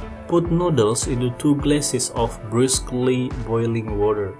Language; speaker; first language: English; non-native, fluent; Indonesian